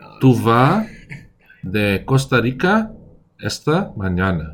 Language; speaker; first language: Spanish; non-native, learner; English